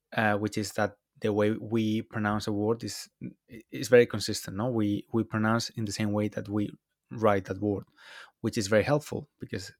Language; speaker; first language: English; non-native, fluent; Spanish